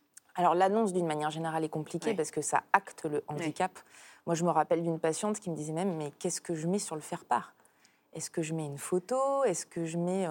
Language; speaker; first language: French; native; French